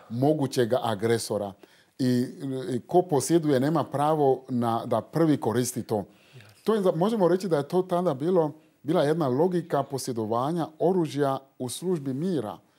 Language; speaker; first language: Croatian; non-native, fluent; Fon